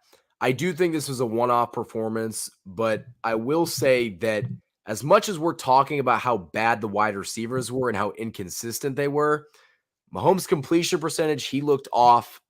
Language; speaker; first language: English; native; English